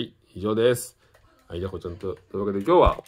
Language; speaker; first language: Japanese; native; Japanese